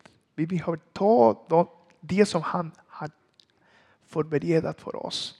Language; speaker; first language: Swedish; non-native, learner; Spanish